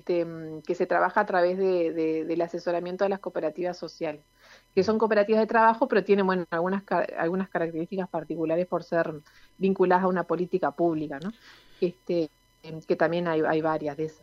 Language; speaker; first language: Spanish; native; Spanish